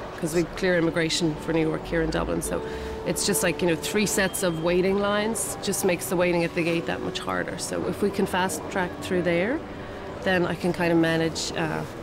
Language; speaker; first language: English; native; English